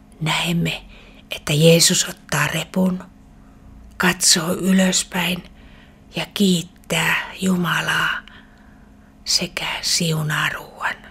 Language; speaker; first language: Finnish; native; Finnish